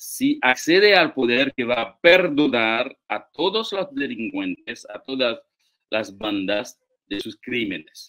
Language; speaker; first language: Spanish; non-native, fluent; Haitian Creole